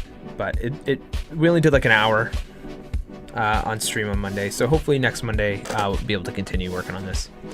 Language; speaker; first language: English; native; English